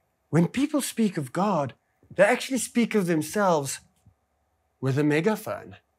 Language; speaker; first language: English; non-native, local second language; Afrikaans